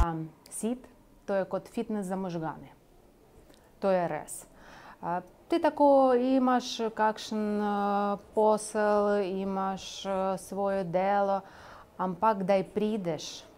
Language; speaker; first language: Slovenian; non-native, learner; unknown